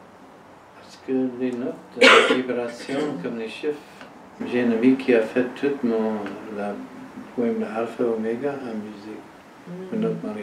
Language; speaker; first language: French; non-native, learner; English